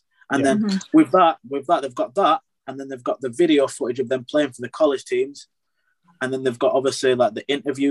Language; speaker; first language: English; native; English